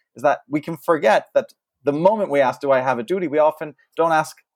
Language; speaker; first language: English; early bilingual, other home language; French